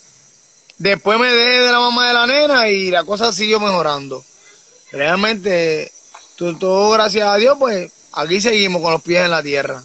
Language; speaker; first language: Spanish; native; Spanish